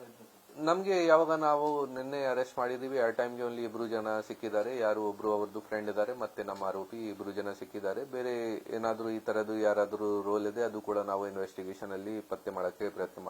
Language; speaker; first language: Kannada; non-native, local second language; Hindi